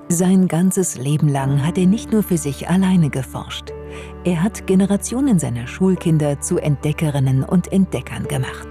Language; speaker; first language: German; native; German